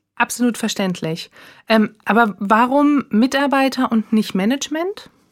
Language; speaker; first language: German; native; German